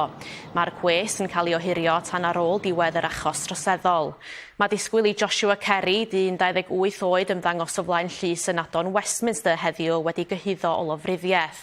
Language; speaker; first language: Welsh; native; Welsh